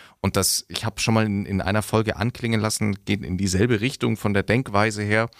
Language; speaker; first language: German; native; German